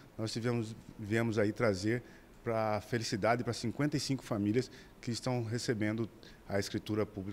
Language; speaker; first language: Portuguese; native; Portuguese